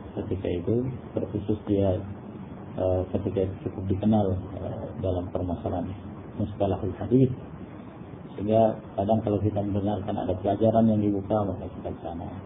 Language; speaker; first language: Indonesian; native; Indonesian